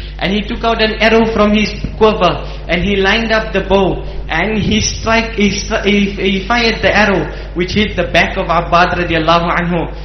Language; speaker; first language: English; native; English